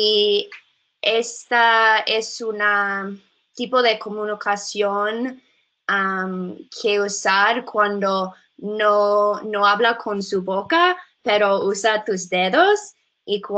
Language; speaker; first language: Spanish; non-native, learner; English